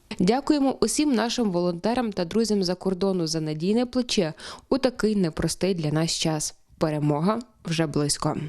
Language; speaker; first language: Ukrainian; native; Ukrainian